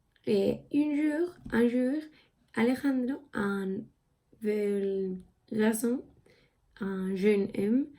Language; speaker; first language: French; non-native, learner; Spanish